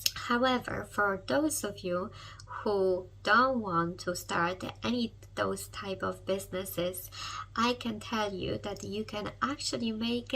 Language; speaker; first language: English; non-native, fluent; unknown